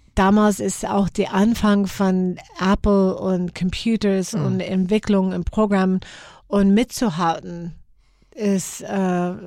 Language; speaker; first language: German; non-native, fluent; English